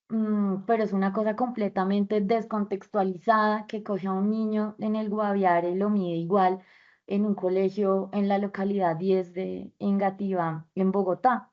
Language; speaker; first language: Spanish; native; Spanish